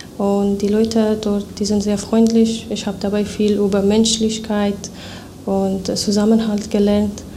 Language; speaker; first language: German; non-native, fluent; Persian